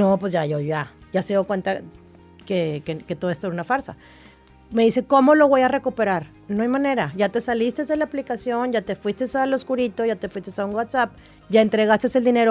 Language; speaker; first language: Spanish; native; Spanish